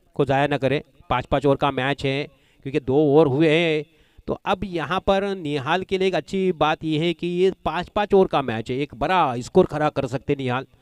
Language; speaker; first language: Hindi; non-native, local second language; Marathi